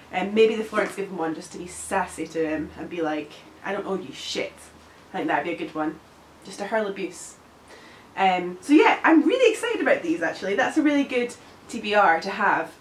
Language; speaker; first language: English; native; English